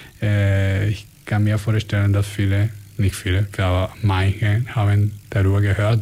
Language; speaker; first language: German; non-native, fluent; Spanish